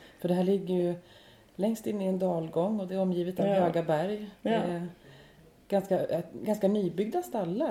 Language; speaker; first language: Swedish; native; Swedish